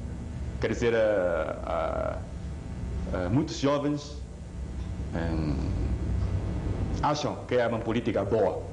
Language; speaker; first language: Portuguese; non-native, fluent; Chinese